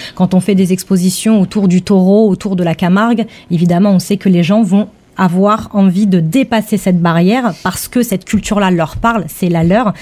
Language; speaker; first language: French; native; French